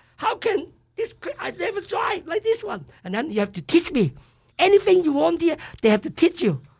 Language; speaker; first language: English; non-native, local second language; Cantonese